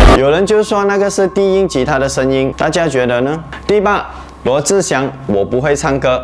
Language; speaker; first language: Chinese; non-native, local second language; Hakka Chinese